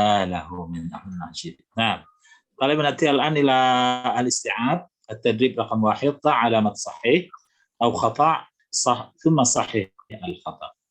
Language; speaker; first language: Arabic; non-native, fluent; Indonesian